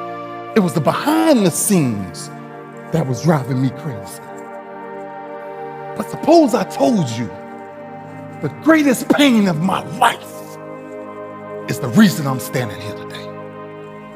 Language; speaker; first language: English; native; English